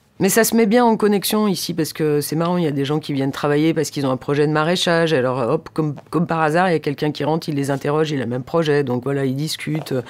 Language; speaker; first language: French; native; French